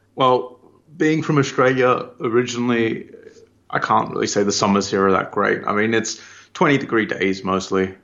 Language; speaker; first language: English; native; English